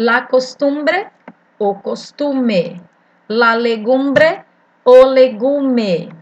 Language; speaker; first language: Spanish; non-native, fluent; Portuguese